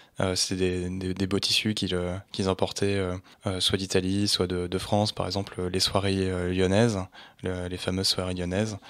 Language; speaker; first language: French; native; French